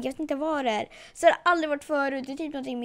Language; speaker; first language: Swedish; native; Swedish